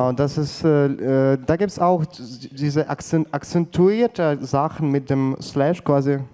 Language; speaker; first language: German; non-native, fluent; Ukrainian